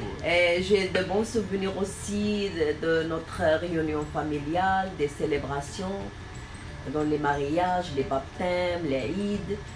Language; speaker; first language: French; non-native, local second language; Arabic